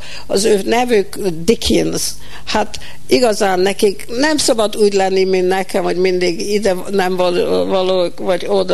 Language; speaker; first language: Hungarian; early bilingual, heritage; Hungarian